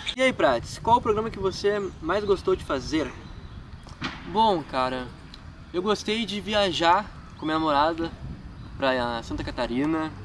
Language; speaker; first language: Portuguese; native; Portuguese